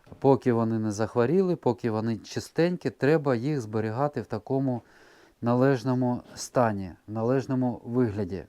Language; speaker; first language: Ukrainian; non-native, local second language; Russian